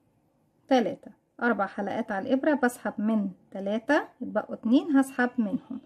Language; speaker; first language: Arabic; native; Arabic